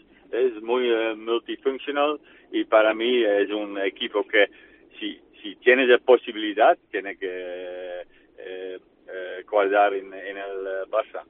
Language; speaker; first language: Spanish; non-native, fluent; Dutch